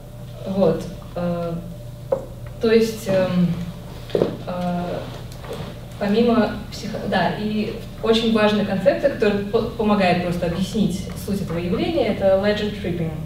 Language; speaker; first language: Russian; native; Russian